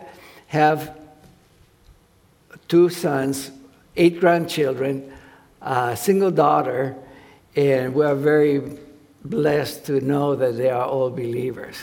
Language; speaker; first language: English; non-native, fluent; Spanish